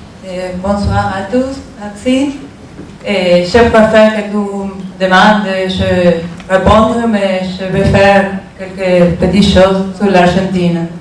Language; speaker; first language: French; non-native, learner; Spanish